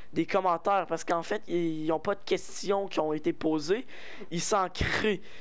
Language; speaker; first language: French; native; French